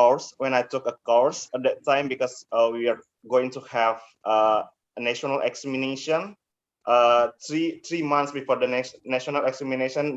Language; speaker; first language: English; non-native, learner; Indonesian